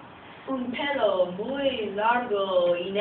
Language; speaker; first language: Spanish; non-native, learner; English